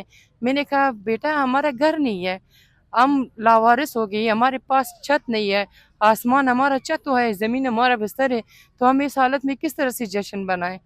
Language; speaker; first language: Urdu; non-native, fluent; Persian